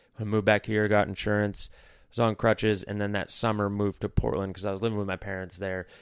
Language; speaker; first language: English; native; English